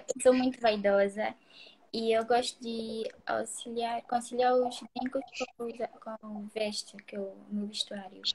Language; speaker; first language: Portuguese; native; Portuguese